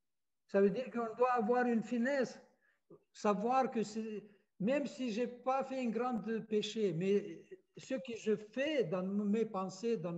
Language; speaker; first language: French; non-native, fluent; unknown